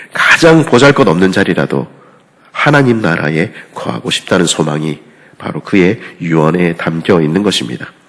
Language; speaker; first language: Korean; native; Korean